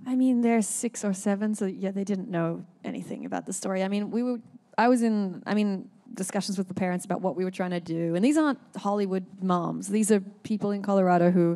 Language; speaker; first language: English; native; English